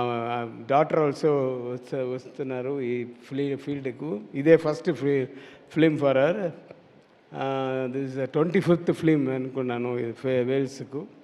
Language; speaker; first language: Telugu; non-native, learner; Tamil